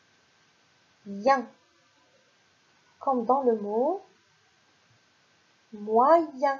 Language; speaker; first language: French; non-native, local second language; Arabic